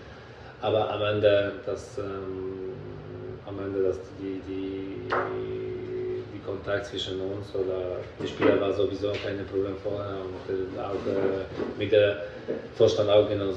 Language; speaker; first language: German; non-native, fluent; Polish